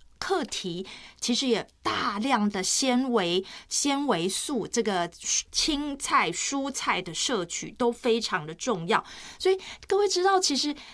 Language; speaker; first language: Chinese; native; Chinese